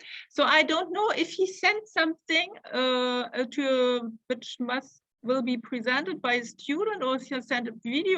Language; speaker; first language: English; non-native, fluent; German